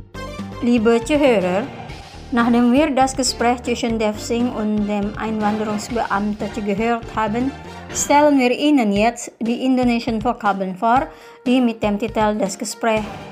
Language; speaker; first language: German; non-native, fluent; Indonesian